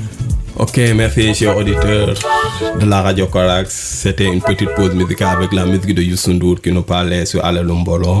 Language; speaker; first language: French; non-native, local second language; Wolof